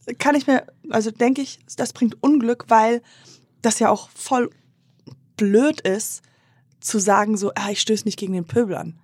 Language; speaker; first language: German; non-native, fluent; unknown